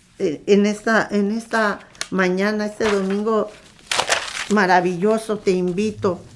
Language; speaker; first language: Spanish; native; Spanish